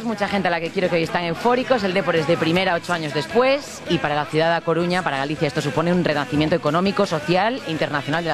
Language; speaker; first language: Spanish; native; Spanish